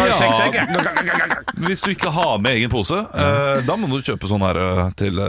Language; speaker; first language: Norwegian; native; Norwegian